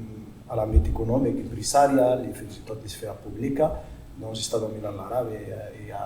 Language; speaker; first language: Catalan; non-native, fluent; Berber languages